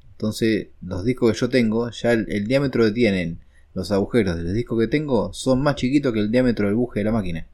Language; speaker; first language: Spanish; native; Spanish